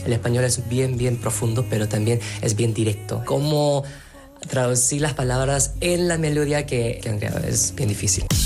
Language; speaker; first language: Spanish; non-native, fluent; Korean